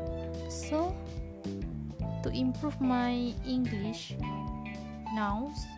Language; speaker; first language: English; non-native, learner; Malay